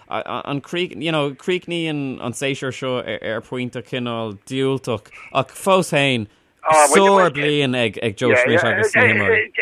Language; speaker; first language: Irish; native; Irish